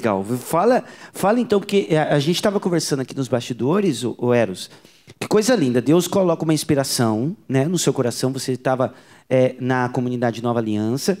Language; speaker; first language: Portuguese; native; Portuguese